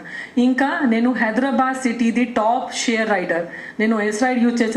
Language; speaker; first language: Telugu; non-native, local second language; Hindi